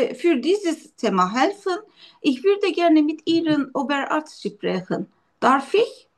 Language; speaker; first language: German; non-native, learner; Turkish